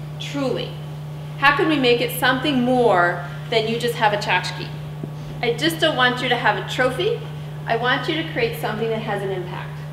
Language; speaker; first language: English; native; English